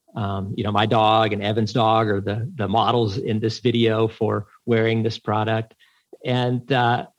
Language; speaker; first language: English; native; English